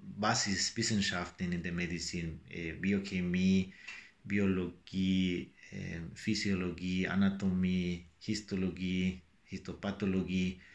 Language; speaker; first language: German; non-native, fluent; Spanish